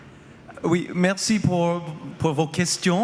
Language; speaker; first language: French; non-native, fluent; English